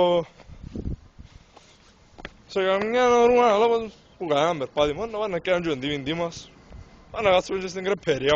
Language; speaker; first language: Greek; native; Greek